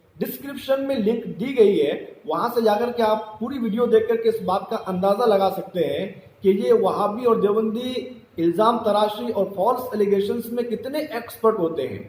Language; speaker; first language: Urdu; native; Urdu